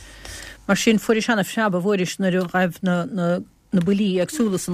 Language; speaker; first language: Irish; native; Irish